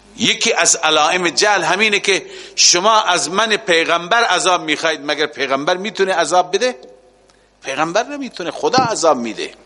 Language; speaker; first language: Persian; native; Persian